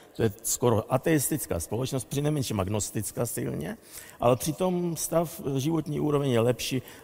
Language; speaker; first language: Czech; non-native, fluent; Russian